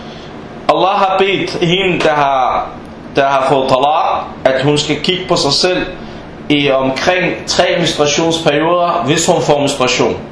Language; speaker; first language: Danish; early bilingual, other home language; Arabic